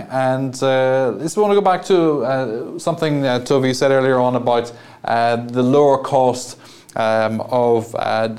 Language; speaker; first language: English; native; English